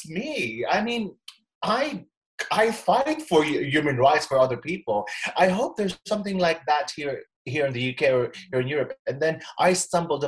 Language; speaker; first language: English; non-native, local second language; Cebuano